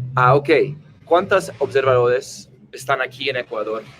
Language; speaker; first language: Spanish; non-native, fluent; English